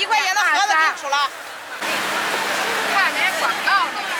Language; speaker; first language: Chinese; native; Chinese